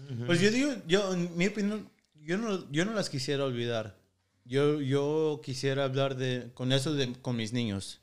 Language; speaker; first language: Spanish; early bilingual, heritage; Spanish